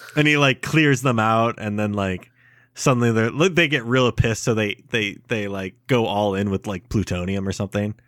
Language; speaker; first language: English; native; English